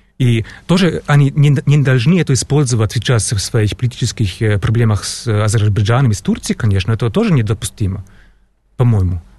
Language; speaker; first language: Russian; non-native, fluent; German